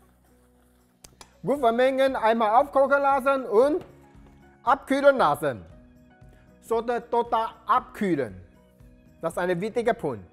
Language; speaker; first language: German; non-native, learner; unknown